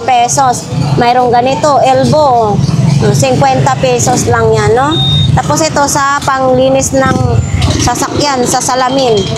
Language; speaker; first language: Filipino; native; Filipino